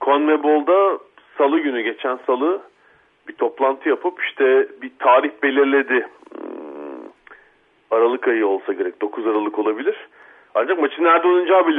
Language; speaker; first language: Turkish; native; Turkish